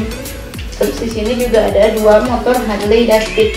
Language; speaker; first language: Indonesian; native; Indonesian